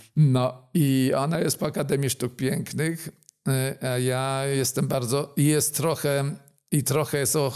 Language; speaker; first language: Polish; native; Polish